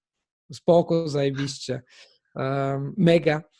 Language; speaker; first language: Polish; non-native, fluent; Italian